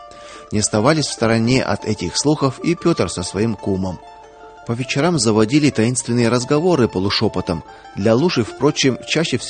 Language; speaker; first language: Russian; native; Russian